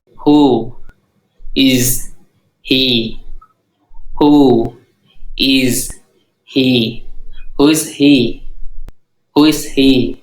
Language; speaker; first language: English; non-native, fluent; Hmong